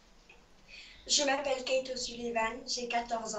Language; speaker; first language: French; non-native, learner; English